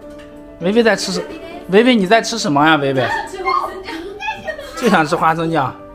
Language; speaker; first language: Chinese; non-native, fluent; English